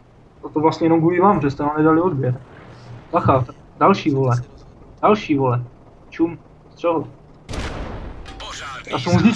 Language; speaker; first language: Czech; native; Czech